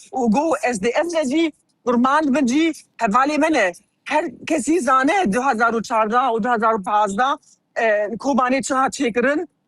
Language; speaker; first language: Kurdish; early bilingual, heritage; Kurdish